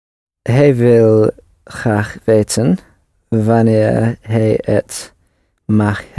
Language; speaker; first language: Dutch; non-native, learner; English